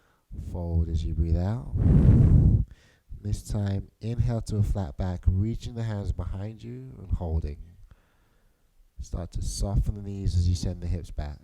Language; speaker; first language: English; native; English